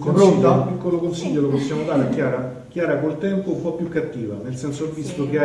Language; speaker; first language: Italian; native; Italian